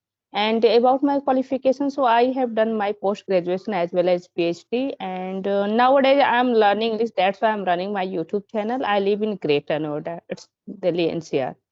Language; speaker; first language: English; non-native, learner; Hindi